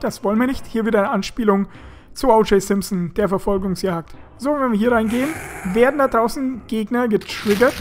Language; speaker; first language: German; native; German